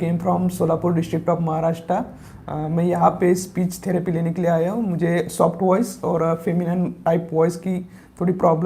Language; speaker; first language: Hindi; non-native, local second language; Marathi